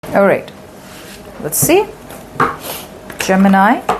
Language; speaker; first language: English; non-native, local second language; Hindi